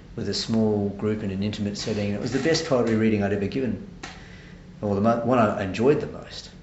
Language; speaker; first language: English; native; English